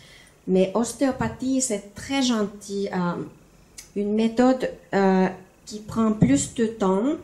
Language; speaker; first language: French; non-native, fluent; Finnish